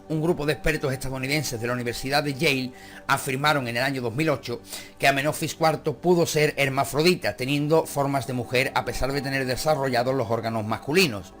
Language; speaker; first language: Spanish; native; Spanish